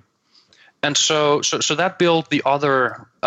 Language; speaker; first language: English; non-native, fluent; Danish